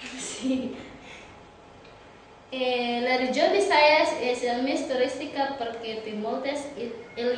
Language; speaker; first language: Catalan; non-native, learner; Cebuano